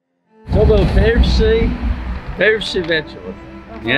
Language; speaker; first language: Polish; non-native, fluent; English